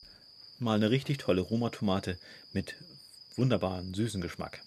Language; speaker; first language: German; native; German